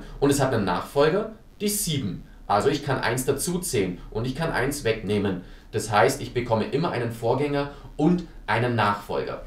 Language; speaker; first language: German; native; German